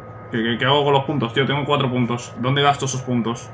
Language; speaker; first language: Spanish; native; Spanish